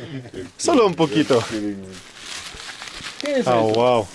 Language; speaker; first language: Spanish; non-native, learner; English